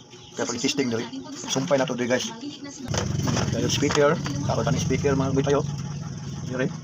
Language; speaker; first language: Cebuano; native; Cebuano